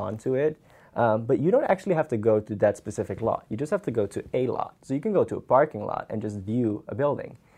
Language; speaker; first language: English; non-native, fluent; Dutch